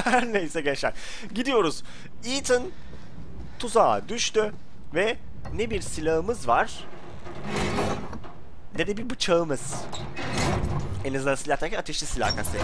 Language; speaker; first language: Turkish; native; Turkish